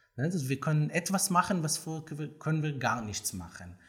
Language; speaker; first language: German; non-native, learner; Hebrew